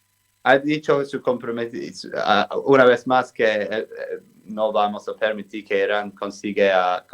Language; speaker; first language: Spanish; non-native, fluent; English